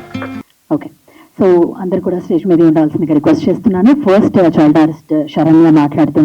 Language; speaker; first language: Telugu; native; Telugu